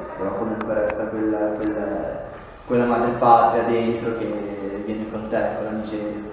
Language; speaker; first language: Italian; native; Italian